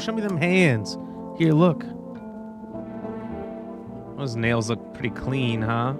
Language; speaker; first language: English; native; English